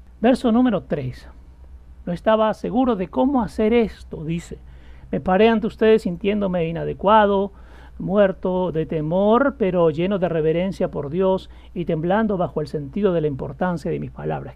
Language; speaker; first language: Spanish; native; Spanish